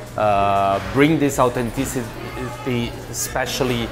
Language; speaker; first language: English; non-native, fluent; Italian